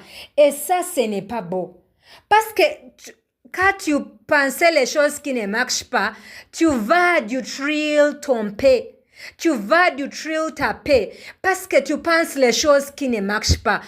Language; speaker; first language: French; non-native, learner; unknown